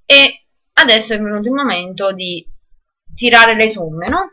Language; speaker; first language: Italian; non-native, local second language; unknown